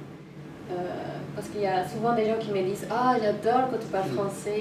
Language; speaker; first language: French; non-native, fluent; Spanish